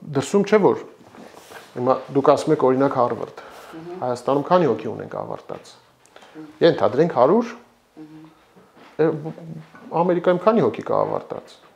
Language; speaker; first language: Armenian; native; Armenian